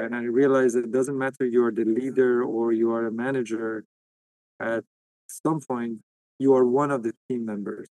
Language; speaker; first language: English; non-native, fluent; Persian